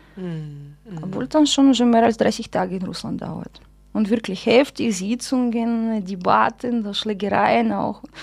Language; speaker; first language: German; non-native, fluent; Russian